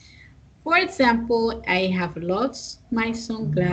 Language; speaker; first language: English; non-native, fluent; Spanish